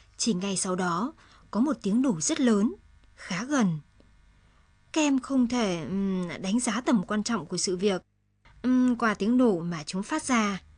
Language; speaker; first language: Vietnamese; native; Vietnamese